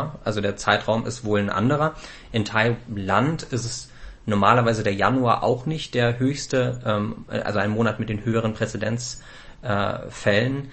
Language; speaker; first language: German; native; German